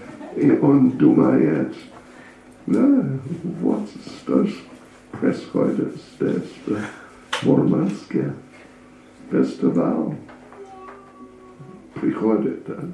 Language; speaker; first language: Russian; non-native, learner; English